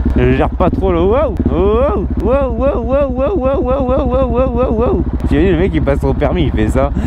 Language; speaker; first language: French; native; French